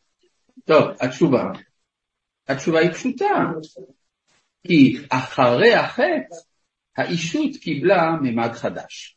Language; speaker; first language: Hebrew; non-native, fluent; French